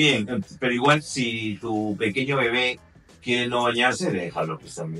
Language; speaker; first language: Spanish; native; Spanish